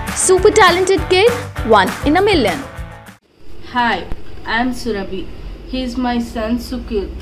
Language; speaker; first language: English; non-native, local second language; Kannada